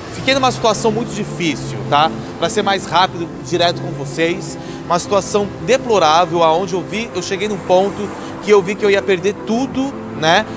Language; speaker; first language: Portuguese; native; Portuguese